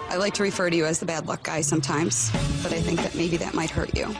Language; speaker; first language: English; native; English